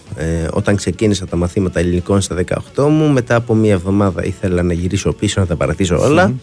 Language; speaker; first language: Greek; non-native, fluent; Arabic